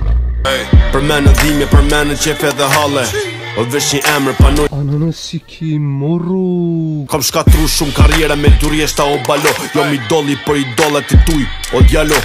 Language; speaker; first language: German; early bilingual, other home language; Turkish